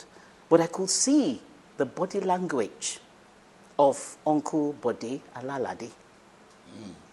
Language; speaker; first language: English; non-native, local second language; Yoruba